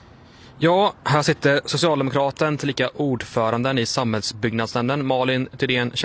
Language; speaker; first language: Swedish; native; Swedish